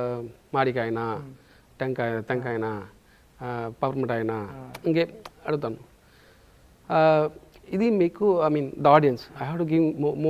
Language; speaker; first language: Telugu; non-native, learner; Tamil